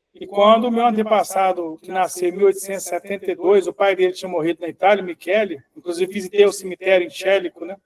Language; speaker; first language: Portuguese; native; Portuguese